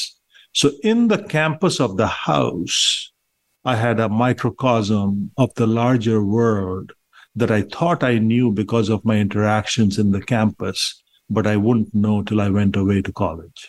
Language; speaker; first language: English; non-native, local second language; Bangla